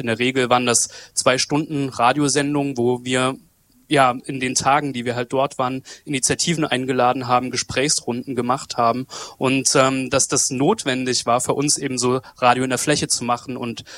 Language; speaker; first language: German; native; German